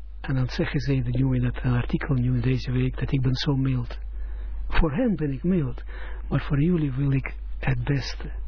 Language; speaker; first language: Dutch; non-native, fluent; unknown